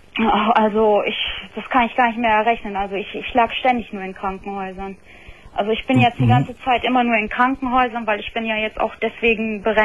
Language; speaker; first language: German; native; German